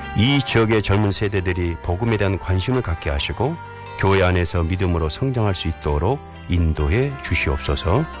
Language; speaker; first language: Korean; native; Korean